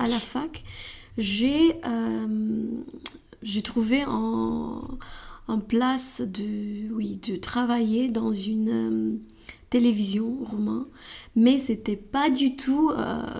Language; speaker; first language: French; non-native, learner; Romanian